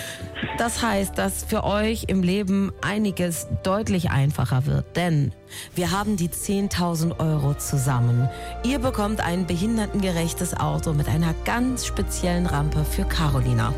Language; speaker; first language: German; native; German